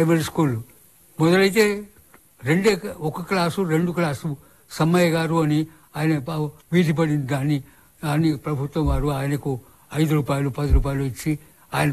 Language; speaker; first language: Telugu; non-native, local second language; Marathi